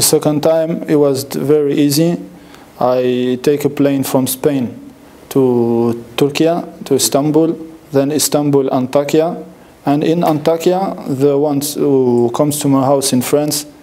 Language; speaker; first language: English; non-native, learner; French